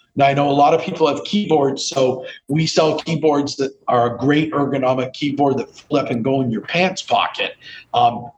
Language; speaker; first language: English; native; English